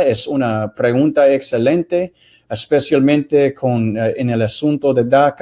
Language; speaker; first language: Spanish; non-native, fluent; English